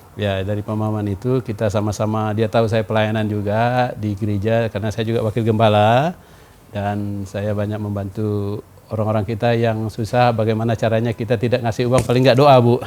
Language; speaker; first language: Indonesian; non-native, local second language; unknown